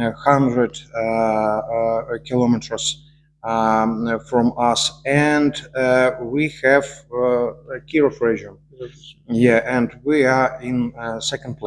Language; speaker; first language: English; non-native, learner; Russian